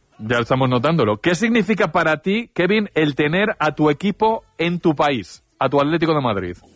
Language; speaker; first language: Spanish; native; Spanish